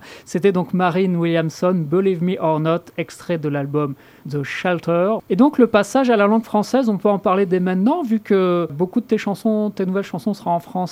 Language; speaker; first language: French; native; French